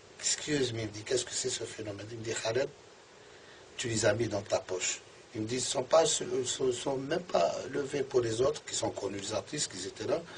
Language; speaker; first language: French; non-native, local second language; Arabic